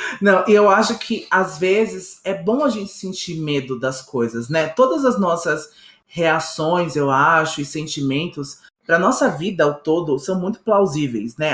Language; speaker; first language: Portuguese; native; Portuguese